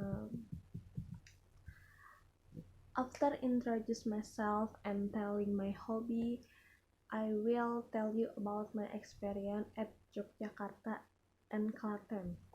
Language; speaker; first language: English; non-native, learner; Indonesian